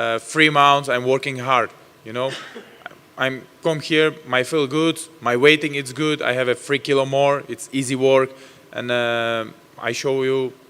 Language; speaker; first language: English; non-native, learner; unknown